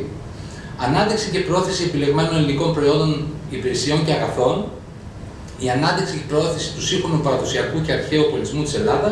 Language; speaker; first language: Greek; native; Greek